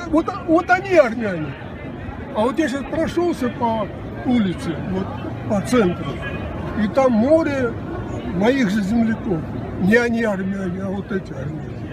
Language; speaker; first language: Russian; native; Russian